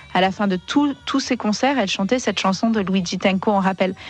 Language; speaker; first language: French; native; French